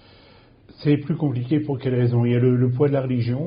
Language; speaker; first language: French; native; French